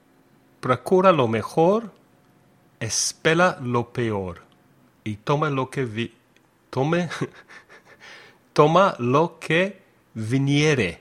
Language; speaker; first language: Spanish; non-native, fluent; English